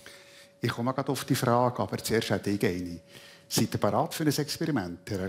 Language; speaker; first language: German; native; German